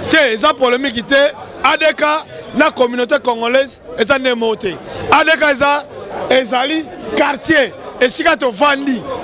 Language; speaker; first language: Lingala; native; Lingala